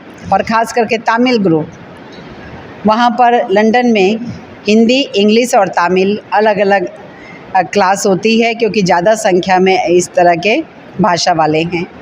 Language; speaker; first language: Hindi; native; Hindi